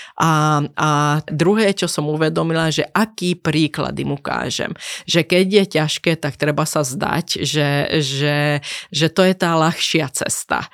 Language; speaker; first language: Slovak; non-native, local second language; Hungarian